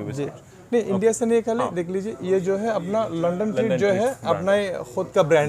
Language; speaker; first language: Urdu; non-native, fluent; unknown